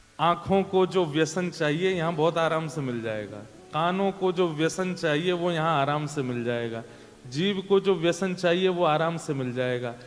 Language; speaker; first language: Hindi; native; Hindi